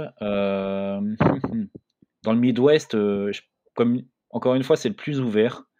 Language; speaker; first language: French; native; French